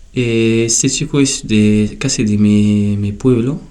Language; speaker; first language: Spanish; non-native, learner; Tachelhit